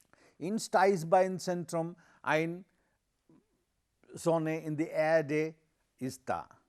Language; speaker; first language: German; non-native, learner; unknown